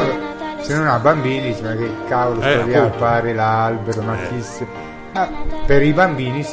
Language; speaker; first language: Italian; native; Italian